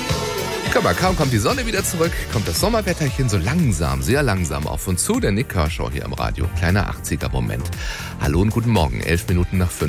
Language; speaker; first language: German; native; German